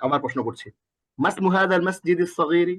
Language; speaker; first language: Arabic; non-native, fluent; Bangla